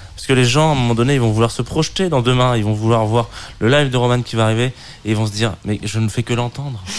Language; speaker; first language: French; native; French